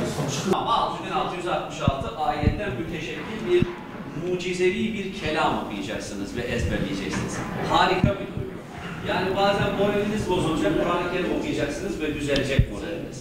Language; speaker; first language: Turkish; native; Turkish